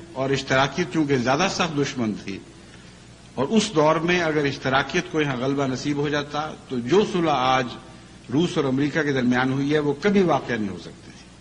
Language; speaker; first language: Urdu; native; Urdu